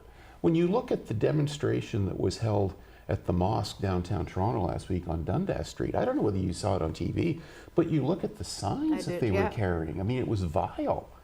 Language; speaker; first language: English; native; English